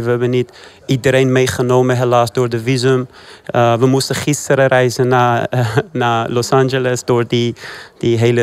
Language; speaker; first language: Dutch; non-native, fluent; Persian